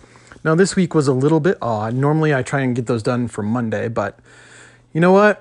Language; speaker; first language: English; native; English